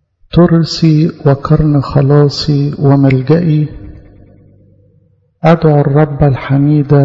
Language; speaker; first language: Arabic; native; Arabic